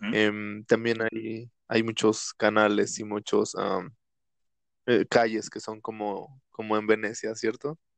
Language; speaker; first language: Spanish; native; Spanish